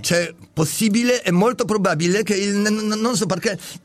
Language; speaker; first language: Italian; non-native, learner; Polish